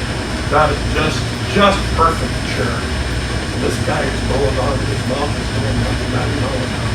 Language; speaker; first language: English; native; English